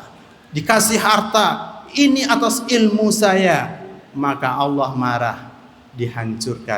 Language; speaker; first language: Indonesian; native; Indonesian